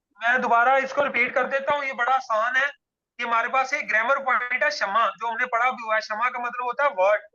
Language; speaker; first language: Urdu; non-native, local second language; Punjabi